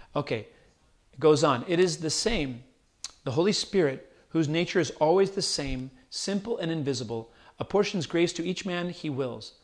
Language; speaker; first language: English; native; English